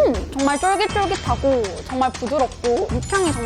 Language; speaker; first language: Korean; native; Korean